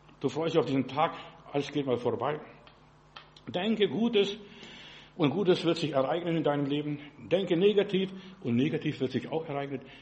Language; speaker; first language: German; non-native, fluent; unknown